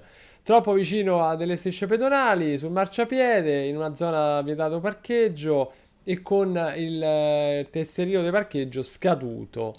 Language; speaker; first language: Italian; native; Italian